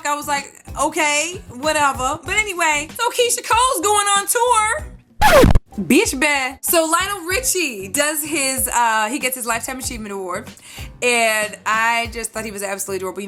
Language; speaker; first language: English; native; English